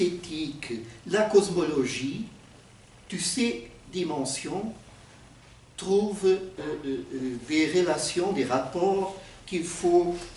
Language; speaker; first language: French; non-native, fluent; Portuguese